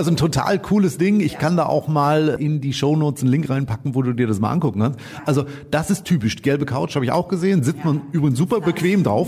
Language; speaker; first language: German; native; German